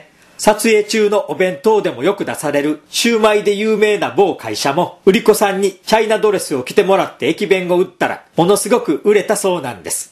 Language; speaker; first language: Japanese; native; Japanese